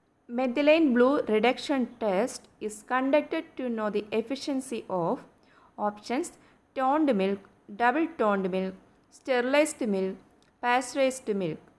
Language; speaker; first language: English; non-native, local second language; Malayalam